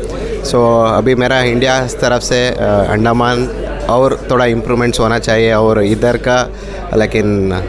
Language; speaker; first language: Hindi; non-native, local second language; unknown